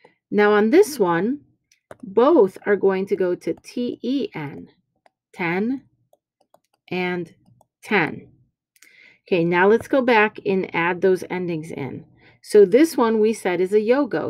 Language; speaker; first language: English; native; English